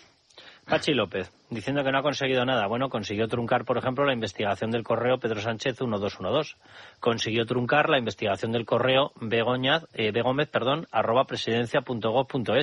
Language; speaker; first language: Spanish; native; Spanish